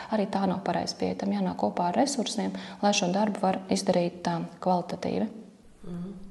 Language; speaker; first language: Latvian; native; Latvian